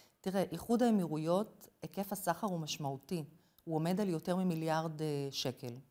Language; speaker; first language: Hebrew; non-native, fluent; English